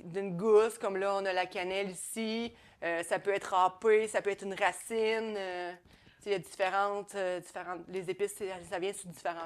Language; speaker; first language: French; native; French